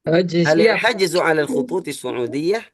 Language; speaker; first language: Arabic; non-native, fluent; Indonesian